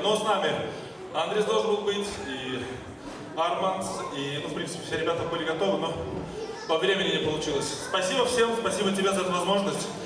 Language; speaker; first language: Russian; native; Russian